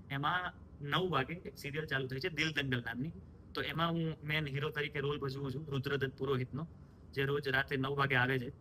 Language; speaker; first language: Gujarati; native; Gujarati